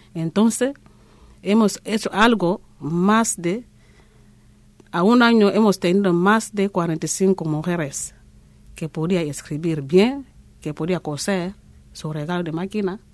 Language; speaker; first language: Spanish; non-native, learner; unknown